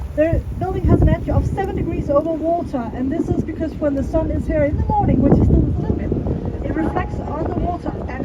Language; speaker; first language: English; non-native, fluent; Danish